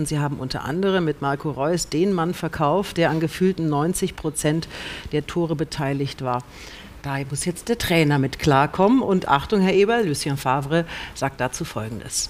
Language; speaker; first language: German; native; German